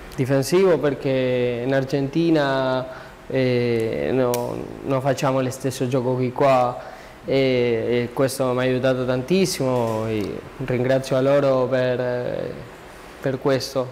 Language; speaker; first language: Italian; non-native, learner; Spanish